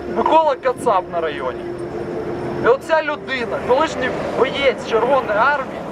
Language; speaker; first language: Ukrainian; non-native, local second language; Russian